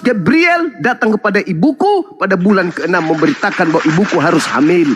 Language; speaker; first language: Indonesian; native; Indonesian